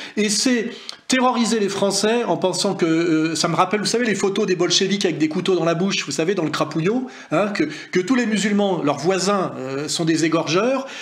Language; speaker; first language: French; native; French